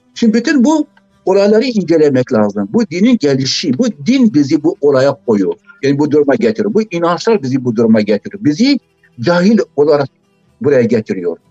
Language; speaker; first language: Turkish; non-native, local second language; Zaza